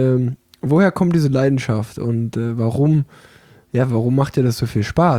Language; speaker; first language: German; native; German